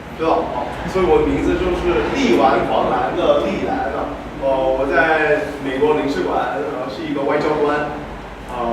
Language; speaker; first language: Chinese; non-native, fluent; English